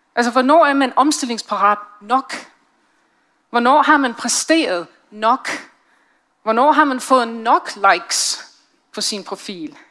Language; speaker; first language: Danish; non-native, fluent; English